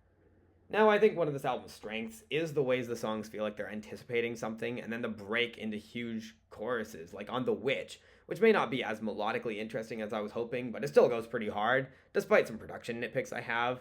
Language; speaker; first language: English; native; English